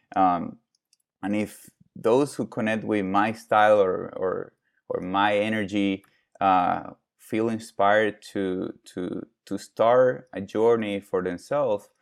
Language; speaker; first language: English; non-native, fluent; Spanish